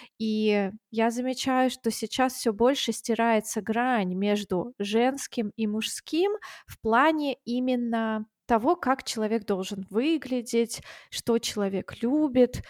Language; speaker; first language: Russian; native; Russian